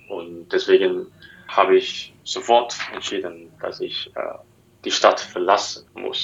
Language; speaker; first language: German; non-native, learner; Cantonese